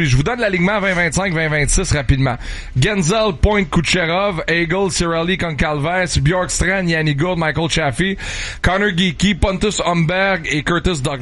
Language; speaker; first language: French; native; French